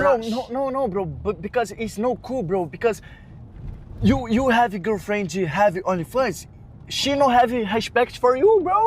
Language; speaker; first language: English; non-native, learner; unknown